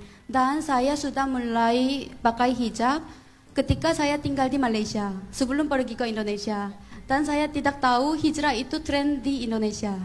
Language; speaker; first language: Indonesian; non-native, fluent; Korean